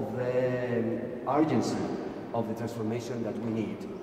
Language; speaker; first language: English; non-native, fluent; Spanish